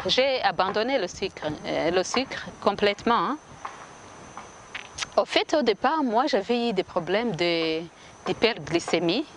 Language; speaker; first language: French; non-native, local second language; Kinyarwanda